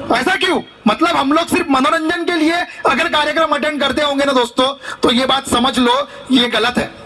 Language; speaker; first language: Hindi; non-native, local second language; Marathi